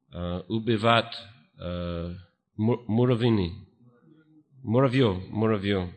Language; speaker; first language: Russian; non-native, fluent; English